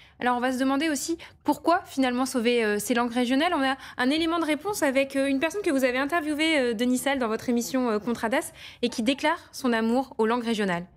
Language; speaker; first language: French; native; French